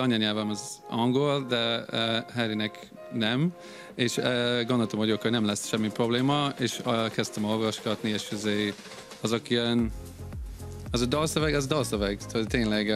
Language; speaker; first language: Hungarian; non-native, fluent; English